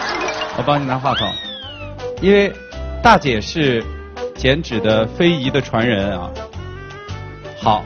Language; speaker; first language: Chinese; native; Chinese